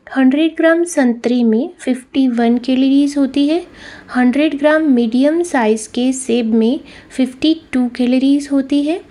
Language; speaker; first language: Hindi; non-native, local second language; Gujarati